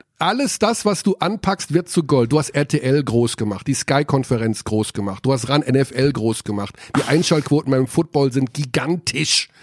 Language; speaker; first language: German; native; German